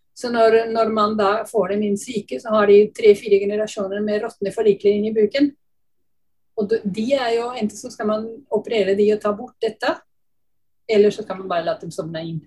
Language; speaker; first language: Norwegian; non-native, fluent; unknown